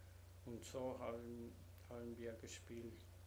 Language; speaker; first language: German; non-native, learner; Spanish